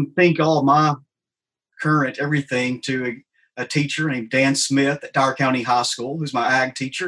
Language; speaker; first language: English; native; English